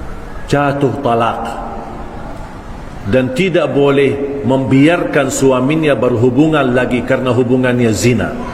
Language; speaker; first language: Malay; non-native, fluent; Arabic